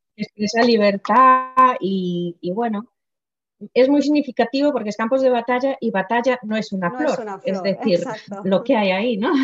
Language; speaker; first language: Spanish; non-native, local second language; Galician